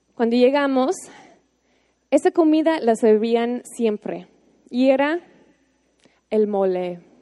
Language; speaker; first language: Spanish; non-native, fluent; English